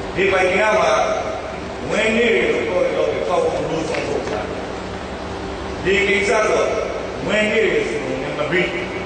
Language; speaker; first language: Burmese; native; Burmese